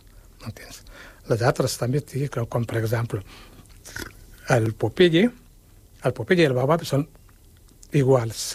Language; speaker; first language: Catalan; non-native, fluent; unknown